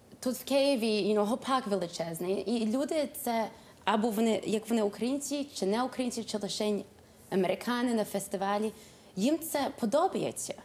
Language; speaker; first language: Ukrainian; early bilingual, heritage; Ukrainian